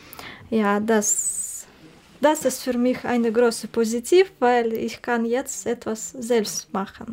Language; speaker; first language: German; non-native, learner; Russian